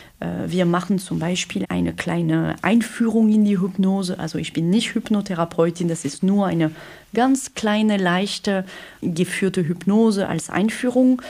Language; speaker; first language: German; non-native, fluent; French